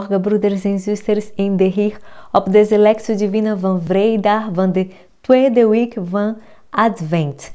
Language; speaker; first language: Dutch; non-native, fluent; Portuguese